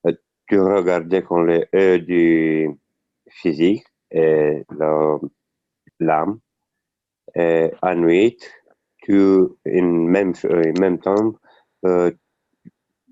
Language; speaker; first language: French; non-native, learner; Italian